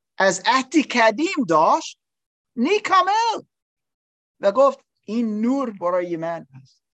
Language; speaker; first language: Persian; non-native, learner; English